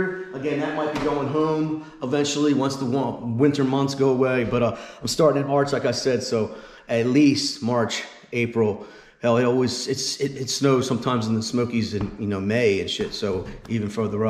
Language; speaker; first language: English; native; English